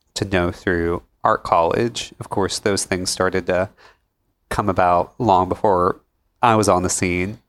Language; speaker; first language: English; native; English